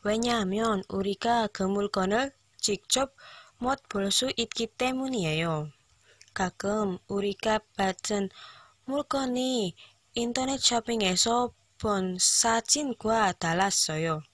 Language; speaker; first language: Korean; non-native, learner; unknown